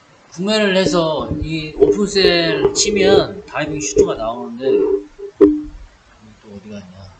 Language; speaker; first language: Korean; native; Korean